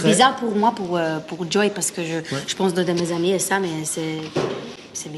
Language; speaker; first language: French; non-native, learner; Hebrew